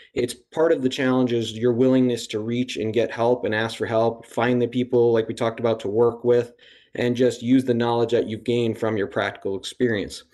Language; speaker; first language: English; native; English